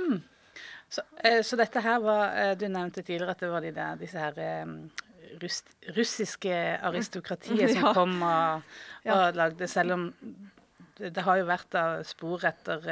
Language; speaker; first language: Norwegian; native; Norwegian